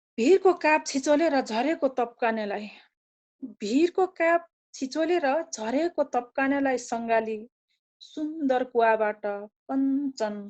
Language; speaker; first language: Nepali; non-native, local second language; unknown